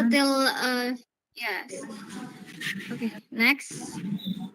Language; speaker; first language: English; non-native, learner; Indonesian